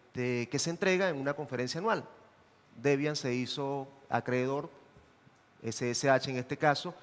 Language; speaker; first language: Spanish; native; Spanish